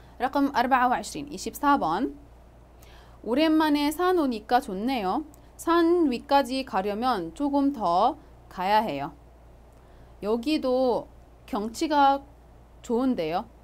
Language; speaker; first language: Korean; non-native, fluent; Arabic